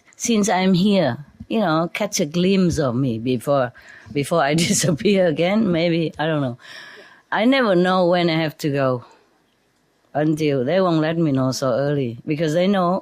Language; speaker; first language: English; non-native, fluent; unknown